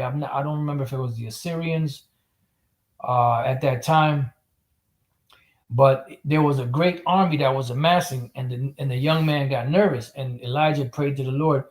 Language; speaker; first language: English; native; English